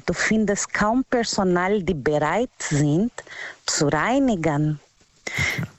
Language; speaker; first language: German; non-native, learner; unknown